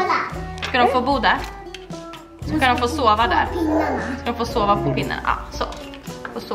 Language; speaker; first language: Swedish; native; Swedish